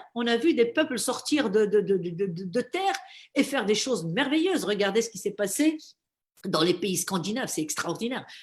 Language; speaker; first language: French; non-native, local second language; Arabic